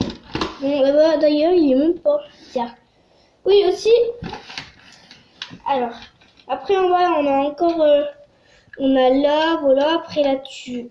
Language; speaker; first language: French; native; French